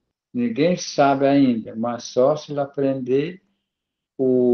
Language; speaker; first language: Portuguese; non-native, local second language; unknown